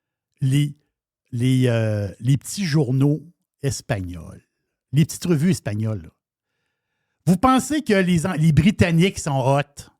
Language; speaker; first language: French; native; French